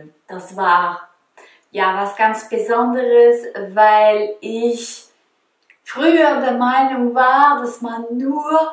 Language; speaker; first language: German; non-native, fluent; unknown